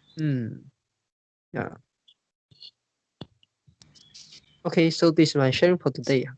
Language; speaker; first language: English; non-native, learner; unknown